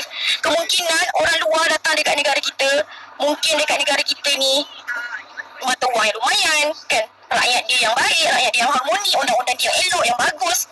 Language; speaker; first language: Malay; native; Malay